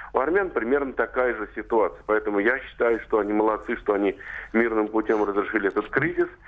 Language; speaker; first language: Russian; native; Russian